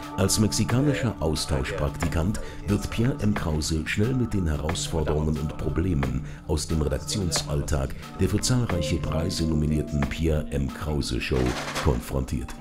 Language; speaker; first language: German; native; German